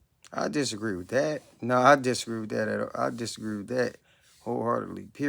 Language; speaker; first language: English; native; English